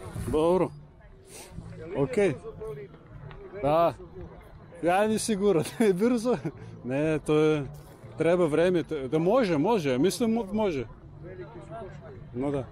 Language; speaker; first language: Serbian; non-native, learner; Russian